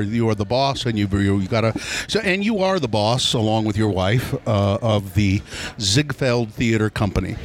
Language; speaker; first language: English; native; English